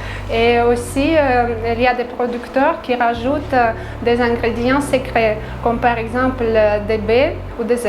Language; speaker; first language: French; non-native, fluent; Russian